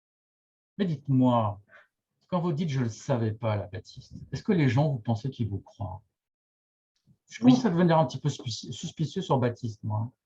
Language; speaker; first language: French; native; French